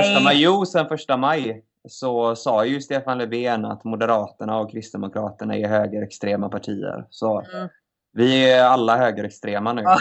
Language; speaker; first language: Swedish; native; Swedish